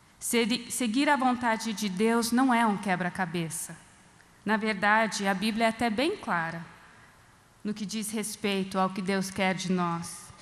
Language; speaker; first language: Portuguese; non-native, fluent; English